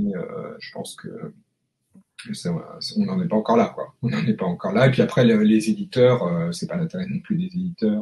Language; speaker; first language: French; native; French